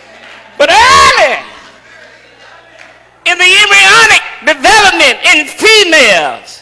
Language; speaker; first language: English; native; English